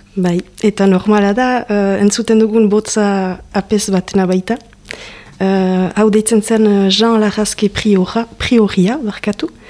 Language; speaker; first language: Basque; native; Basque